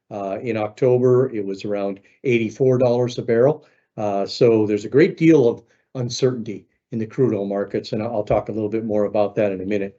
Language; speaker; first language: English; native; English